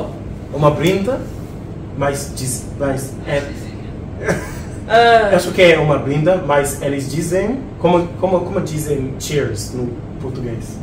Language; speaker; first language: Portuguese; non-native, learner; English